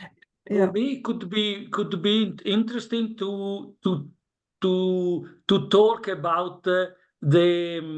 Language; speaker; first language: English; non-native, learner; Italian